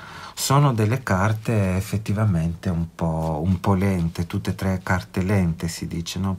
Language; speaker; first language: Italian; native; Italian